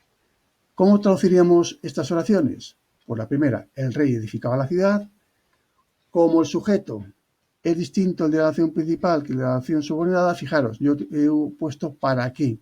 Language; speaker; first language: Spanish; native; Spanish